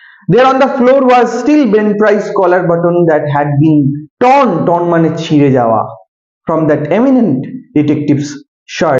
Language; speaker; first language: English; non-native, local second language; Bangla